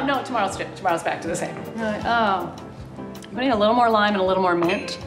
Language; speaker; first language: English; native; English